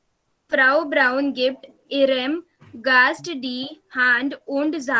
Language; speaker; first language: German; non-native, learner; Marathi